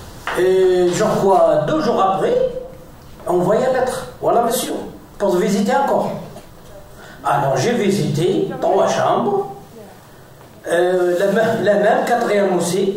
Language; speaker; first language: French; non-native, learner; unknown